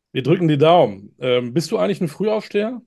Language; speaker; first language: German; native; German